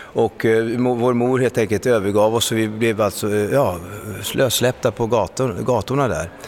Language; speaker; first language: Swedish; early bilingual, other home language; Spanish